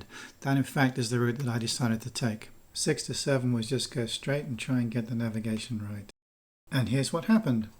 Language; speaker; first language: English; native; English